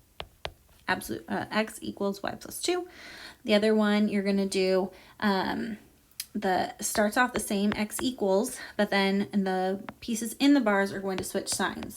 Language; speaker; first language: English; native; English